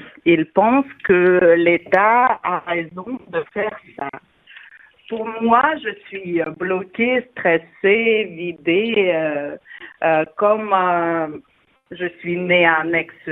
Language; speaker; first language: French; non-native, fluent; Russian